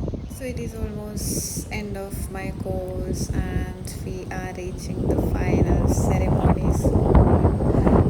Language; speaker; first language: English; non-native, local second language; Malayalam